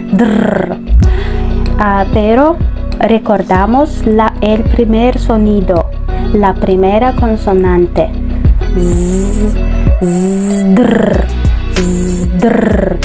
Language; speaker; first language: Spanish; non-native, fluent; Russian